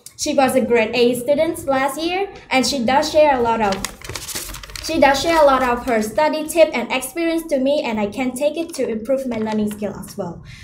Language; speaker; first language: English; non-native, learner; Khmer